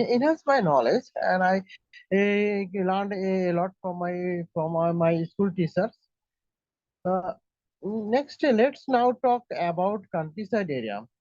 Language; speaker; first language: English; non-native, learner; Bangla